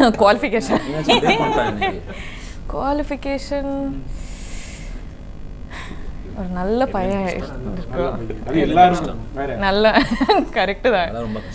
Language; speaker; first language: Tamil; non-native, learner; Kannada